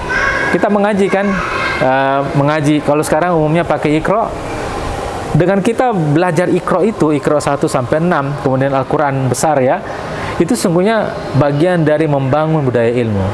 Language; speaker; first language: Indonesian; native; Indonesian